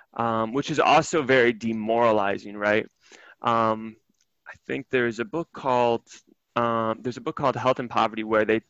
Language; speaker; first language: English; native; English